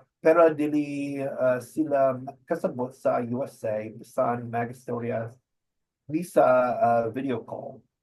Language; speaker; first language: Cebuano; non-native, learner; English